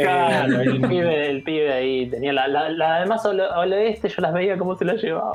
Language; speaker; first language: Spanish; native; Spanish